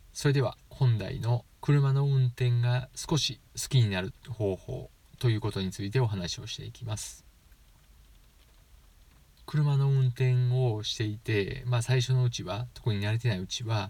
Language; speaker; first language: Japanese; native; Japanese